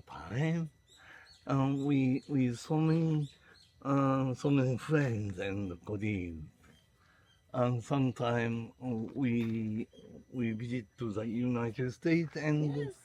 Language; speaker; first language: English; non-native, learner; Japanese